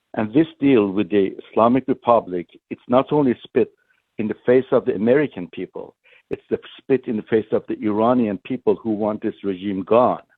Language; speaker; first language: English; non-native, fluent; Persian